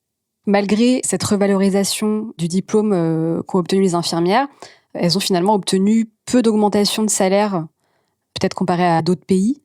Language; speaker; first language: French; native; French